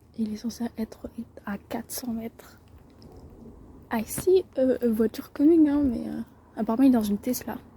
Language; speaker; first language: French; native; French